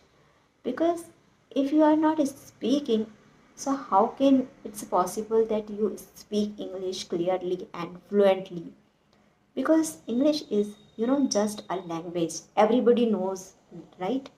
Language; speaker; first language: English; non-native, learner; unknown